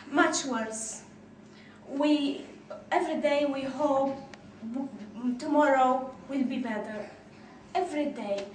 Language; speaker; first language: English; non-native, learner; Arabic